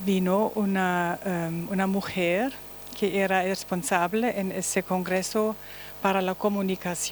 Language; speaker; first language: Spanish; non-native, learner; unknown